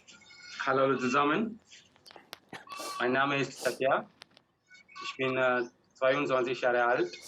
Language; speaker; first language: German; non-native, learner; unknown